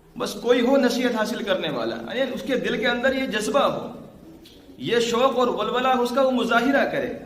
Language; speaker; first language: Urdu; native; Urdu